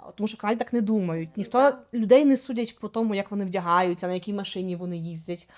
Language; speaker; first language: Ukrainian; native; Ukrainian